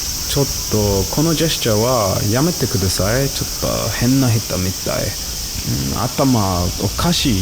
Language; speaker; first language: Japanese; non-native, learner; English